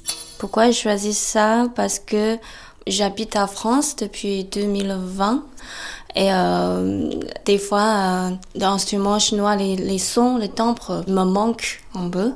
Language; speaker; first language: French; non-native, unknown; Chinese